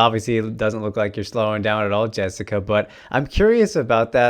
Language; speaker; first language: English; native; English